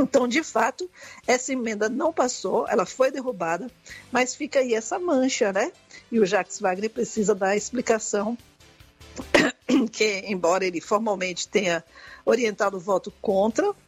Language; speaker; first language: Portuguese; native; Portuguese